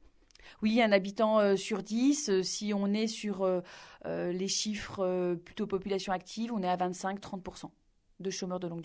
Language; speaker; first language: French; native; French